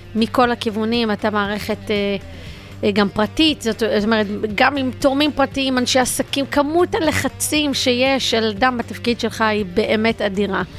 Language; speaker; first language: Hebrew; native; Hebrew